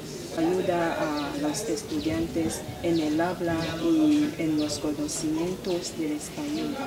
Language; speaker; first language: Spanish; non-native, learner; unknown